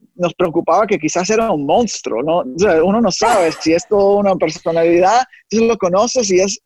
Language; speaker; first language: Spanish; early bilingual, heritage; Spanish